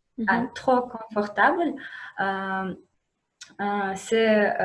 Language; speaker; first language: French; non-native, learner; Russian